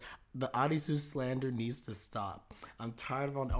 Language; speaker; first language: English; native; English